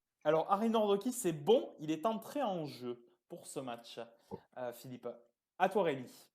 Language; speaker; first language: French; native; French